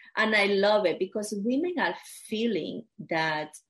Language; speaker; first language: English; non-native, fluent; Spanish